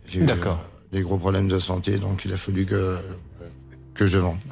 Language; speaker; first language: French; native; French